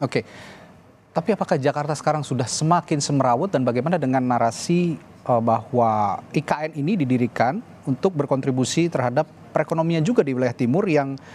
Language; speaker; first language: Indonesian; native; Indonesian